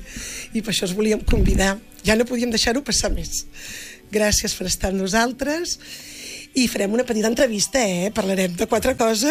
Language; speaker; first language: Catalan; native; Catalan